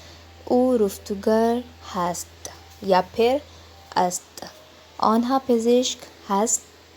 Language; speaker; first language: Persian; non-native, learner; Urdu